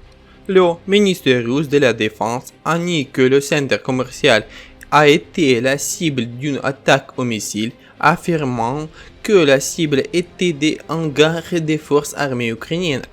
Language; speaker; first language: French; non-native, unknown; Ukrainian